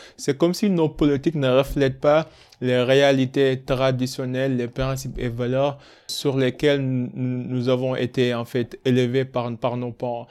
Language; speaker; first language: French; non-native, local second language; Wolof